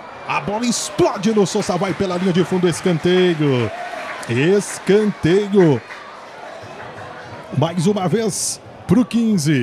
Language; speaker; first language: Portuguese; native; Portuguese